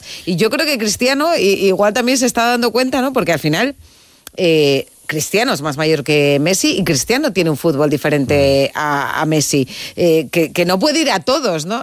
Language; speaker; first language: Spanish; native; Spanish